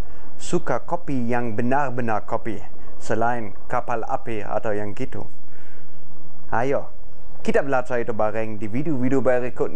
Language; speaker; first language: Indonesian; non-native, fluent; German